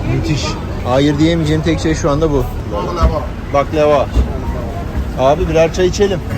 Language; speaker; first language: Turkish; non-native, fluent; Kurdish